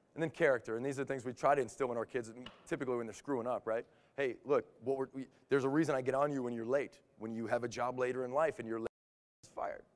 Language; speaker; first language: English; native; English